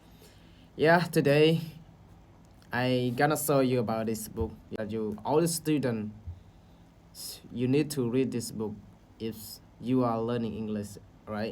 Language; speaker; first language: English; non-native, learner; Khmer